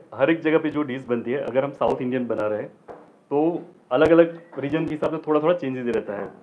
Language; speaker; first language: Hindi; non-native, local second language; Gujarati